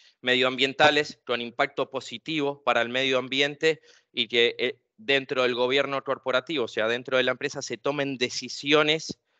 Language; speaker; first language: Spanish; native; Spanish